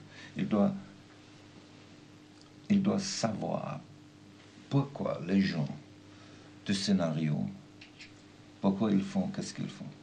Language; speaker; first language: French; non-native, fluent; German